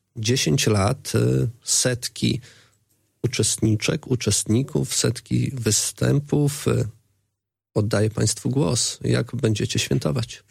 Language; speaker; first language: Polish; native; Polish